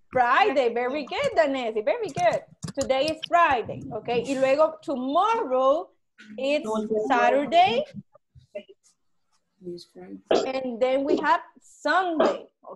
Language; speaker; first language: English; non-native, learner; Spanish